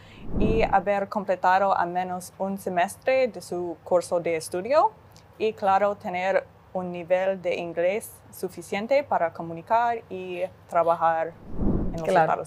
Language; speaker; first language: Spanish; non-native, fluent; English